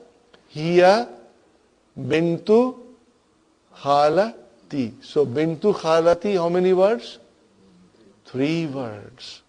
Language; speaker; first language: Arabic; non-native, fluent; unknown